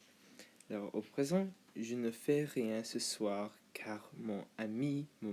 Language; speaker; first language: French; non-native, learner; English